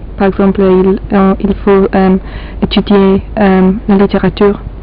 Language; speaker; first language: French; non-native, learner; Polish